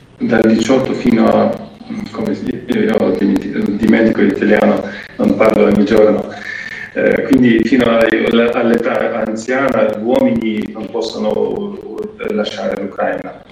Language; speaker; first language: Italian; non-native, fluent; Ukrainian